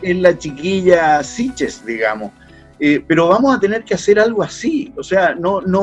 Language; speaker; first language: Spanish; native; Spanish